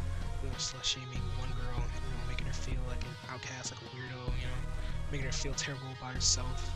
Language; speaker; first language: English; native; English